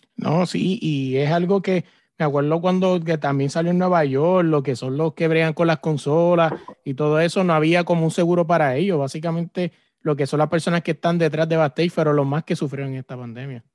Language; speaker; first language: Spanish; native; Spanish